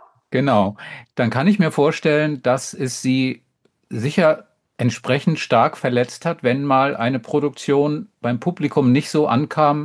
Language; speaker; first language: German; native; German